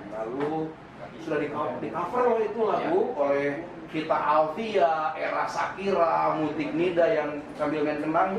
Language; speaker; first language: Indonesian; native; Indonesian